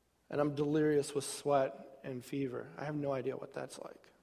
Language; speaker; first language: English; native; English